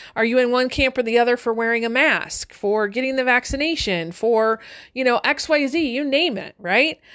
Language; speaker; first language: English; native; English